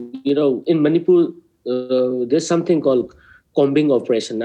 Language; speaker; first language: English; non-native, local second language; Manipuri